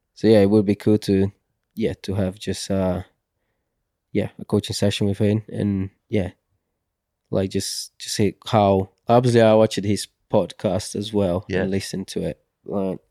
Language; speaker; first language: English; non-native, fluent; Portuguese